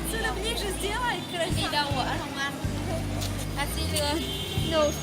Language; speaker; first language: Russian; non-native, local second language; Uzbek